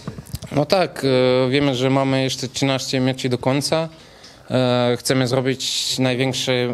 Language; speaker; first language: Polish; non-native, fluent; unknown